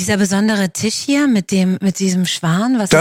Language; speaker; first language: German; native; German